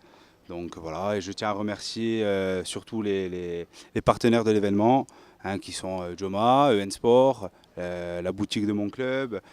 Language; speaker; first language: French; native; French